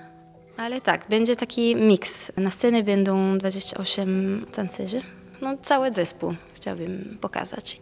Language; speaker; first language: Polish; non-native, fluent; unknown